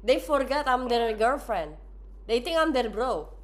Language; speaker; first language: English; non-native, fluent; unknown